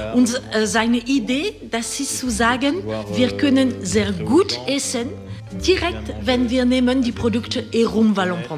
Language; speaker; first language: German; non-native, fluent; French